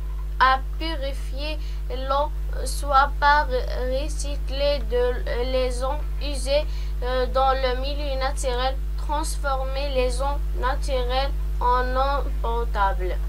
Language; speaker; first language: French; non-native, local second language; Arabic